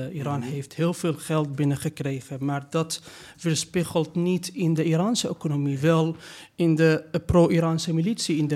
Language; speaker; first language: Dutch; non-native, fluent; Persian